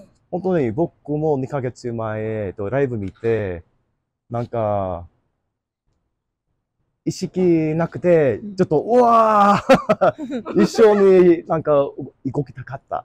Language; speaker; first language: Japanese; non-native, learner; English